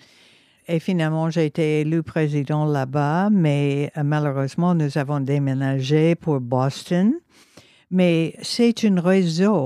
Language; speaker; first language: French; non-native, fluent; English